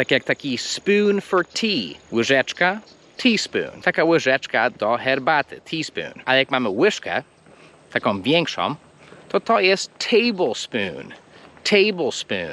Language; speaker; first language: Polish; non-native, fluent; English